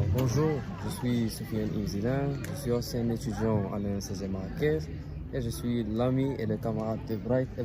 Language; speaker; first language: French; non-native, local second language; Arabic